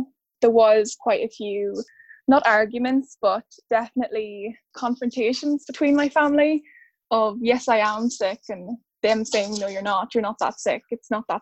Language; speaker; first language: English; native; English